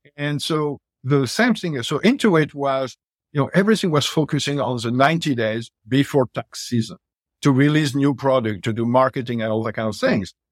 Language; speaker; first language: English; non-native, fluent; French